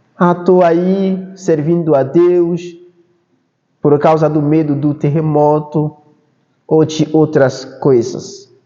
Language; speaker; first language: Portuguese; non-native, fluent; Haitian Creole